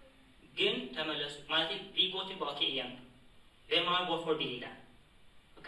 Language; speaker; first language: Norwegian; non-native, fluent; Tigrinya